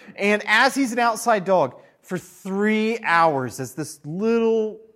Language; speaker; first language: English; native; English